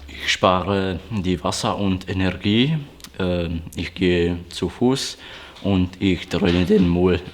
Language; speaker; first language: German; non-native, learner; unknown